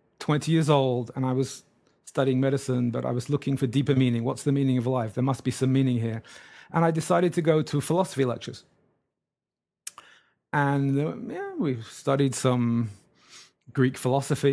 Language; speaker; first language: English; native; English